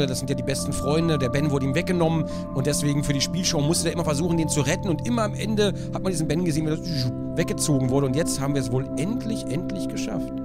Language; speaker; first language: German; native; German